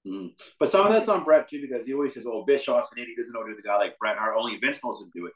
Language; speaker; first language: English; native; English